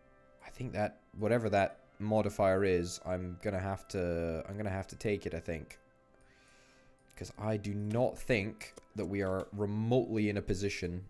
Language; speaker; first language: English; native; English